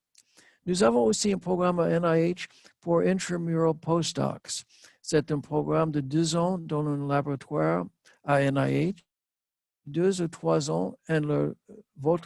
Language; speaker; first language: French; non-native, learner; English